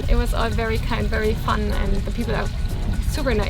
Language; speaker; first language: English; non-native, fluent; German